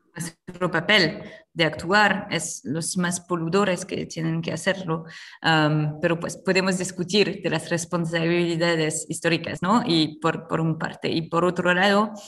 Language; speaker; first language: Spanish; non-native, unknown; French